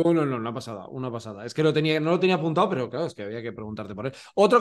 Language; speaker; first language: Spanish; native; Spanish